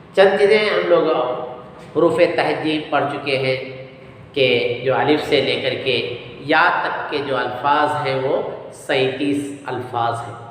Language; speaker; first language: Urdu; native; Urdu